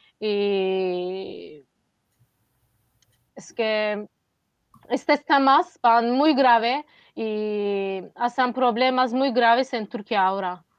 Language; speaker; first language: Spanish; non-native, fluent; Turkish